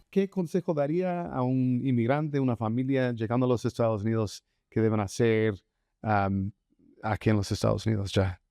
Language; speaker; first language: Spanish; non-native, fluent; English